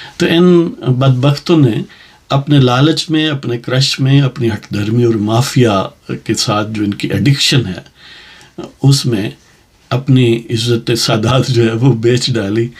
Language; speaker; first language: Urdu; non-native, local second language; Punjabi